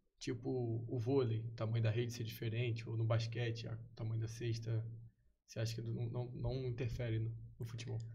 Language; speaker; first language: Portuguese; native; Portuguese